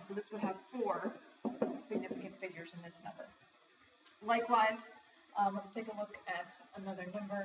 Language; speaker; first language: English; native; English